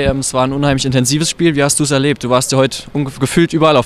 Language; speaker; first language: German; native; German